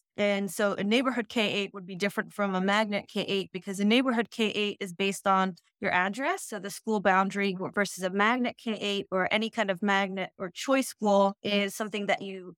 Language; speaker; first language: English; early bilingual, other home language; Dutch